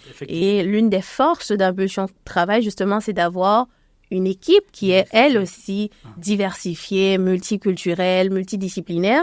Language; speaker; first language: French; native; French